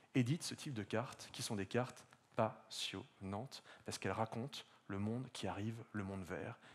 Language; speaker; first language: French; native; French